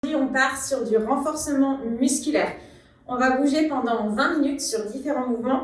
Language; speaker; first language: French; native; French